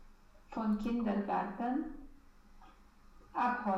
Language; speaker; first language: German; non-native, learner; Romanian